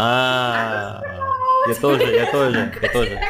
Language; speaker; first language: Russian; non-native, fluent; Indonesian